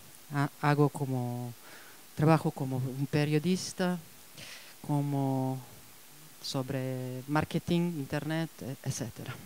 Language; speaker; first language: Spanish; non-native, fluent; Serbian